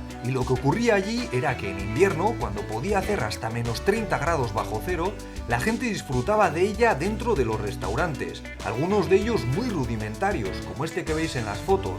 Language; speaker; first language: Spanish; native; Spanish